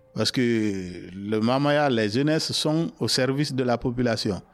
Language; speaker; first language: French; non-native, local second language; Mandingo